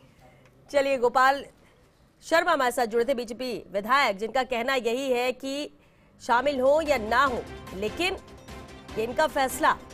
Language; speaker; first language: Hindi; native; Hindi